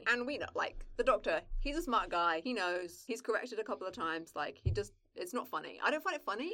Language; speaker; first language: English; native; English